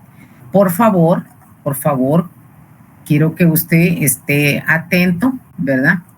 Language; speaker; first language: Spanish; native; Spanish